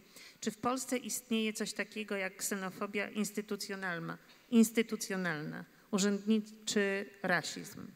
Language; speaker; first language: Polish; native; Polish